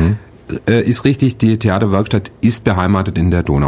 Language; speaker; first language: German; native; German